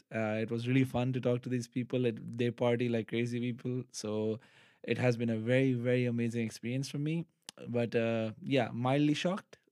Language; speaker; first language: English; non-native, local second language; Urdu